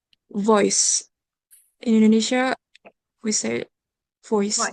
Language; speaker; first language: English; non-native, learner; Indonesian